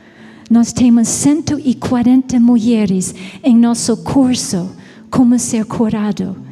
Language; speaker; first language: Portuguese; non-native, fluent; English